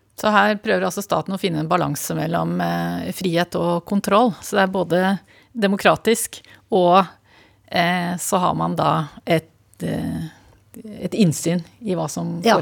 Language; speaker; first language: Norwegian; native; Norwegian